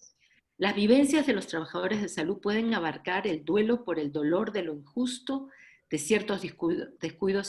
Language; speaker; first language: Spanish; native; Spanish